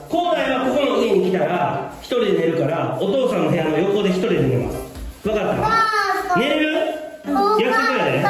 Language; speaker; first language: Japanese; native; Japanese